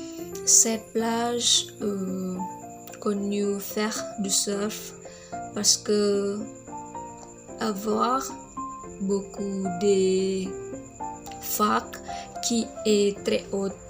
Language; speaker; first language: French; non-native, learner; Indonesian